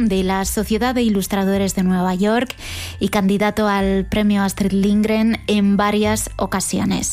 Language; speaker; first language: Spanish; native; Spanish